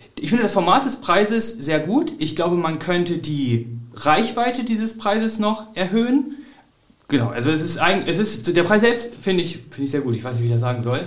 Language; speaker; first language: German; native; German